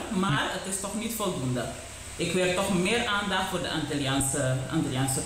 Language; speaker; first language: Dutch; non-native, local second language; Papiamento